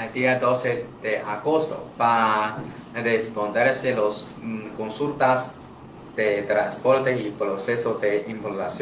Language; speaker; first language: Spanish; non-native, learner; Chinese